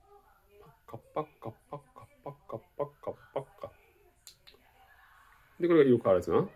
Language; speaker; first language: Japanese; native; Japanese